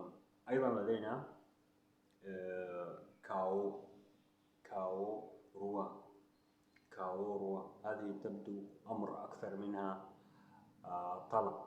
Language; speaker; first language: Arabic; non-native, local second language; Hausa